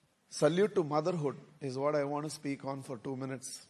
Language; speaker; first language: English; non-native, local second language; Tamil